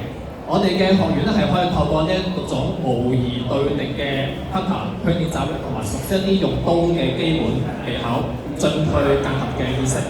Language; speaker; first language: Cantonese; native; Cantonese